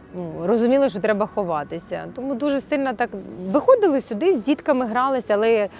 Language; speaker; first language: Ukrainian; native; Ukrainian